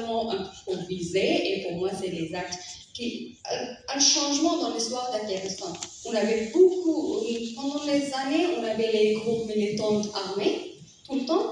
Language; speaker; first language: French; non-native, fluent; Persian